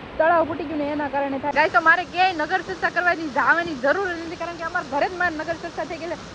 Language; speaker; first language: Gujarati; native; Gujarati